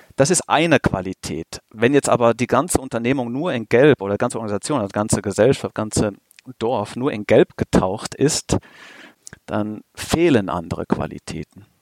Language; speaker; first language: German; native; German